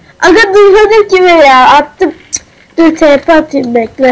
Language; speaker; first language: Turkish; native; Turkish